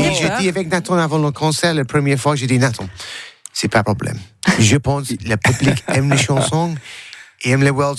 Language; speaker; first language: French; non-native, learner; English